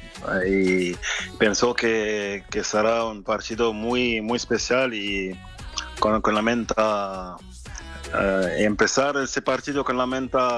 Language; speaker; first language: Spanish; non-native, fluent; French